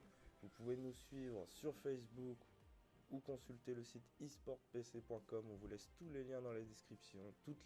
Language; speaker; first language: French; native; French